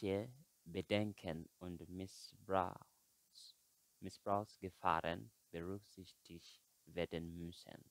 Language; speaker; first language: German; non-native, fluent; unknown